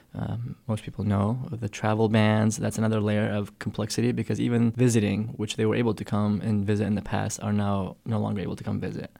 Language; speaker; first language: English; early bilingual, other home language; Arabic